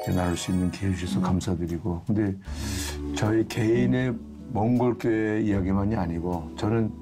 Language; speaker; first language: Korean; native; Korean